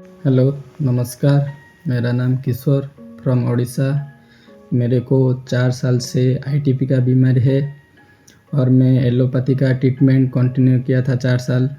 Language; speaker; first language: Hindi; non-native, local second language; Odia